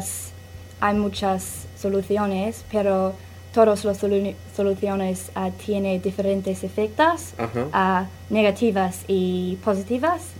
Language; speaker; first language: Spanish; non-native, learner; English